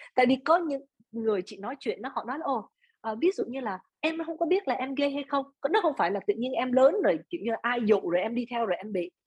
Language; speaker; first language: Vietnamese; early bilingual, other home language; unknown